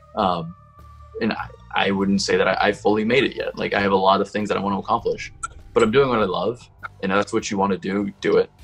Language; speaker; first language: English; native; English